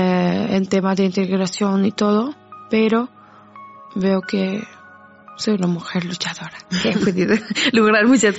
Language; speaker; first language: Spanish; non-native, fluent; Persian